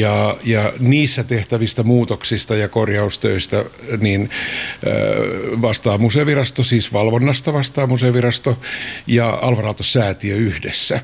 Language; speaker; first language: Finnish; native; Finnish